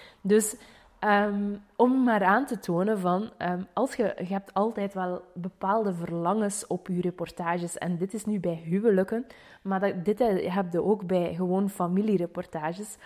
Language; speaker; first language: Dutch; native; Dutch